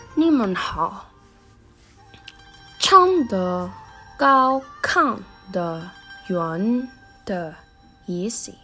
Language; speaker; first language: Chinese; non-native, learner; Spanish